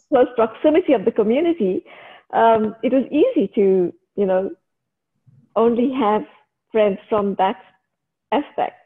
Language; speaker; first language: English; native; English